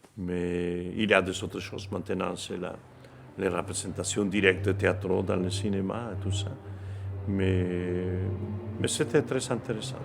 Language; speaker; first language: French; non-native, fluent; Spanish